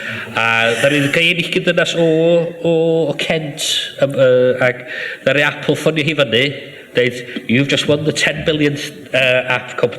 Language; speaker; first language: Welsh; native; Welsh